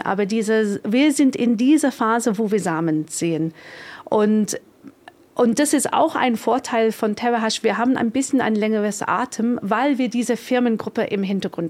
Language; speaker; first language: German; non-native, fluent; English